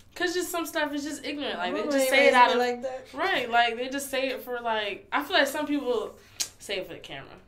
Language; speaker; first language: English; early bilingual, other home language; Haitian Creole